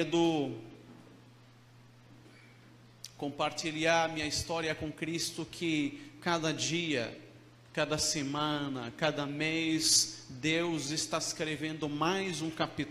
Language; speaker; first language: Portuguese; non-native, fluent; Arabic